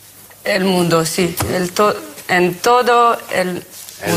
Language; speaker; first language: Spanish; non-native, learner; Russian